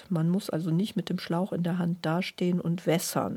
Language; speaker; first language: German; native; German